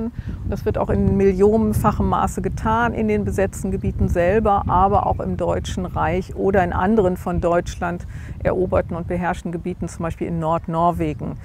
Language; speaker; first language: German; native; German